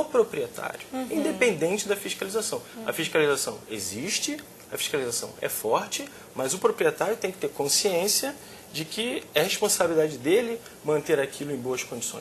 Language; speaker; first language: Portuguese; native; Portuguese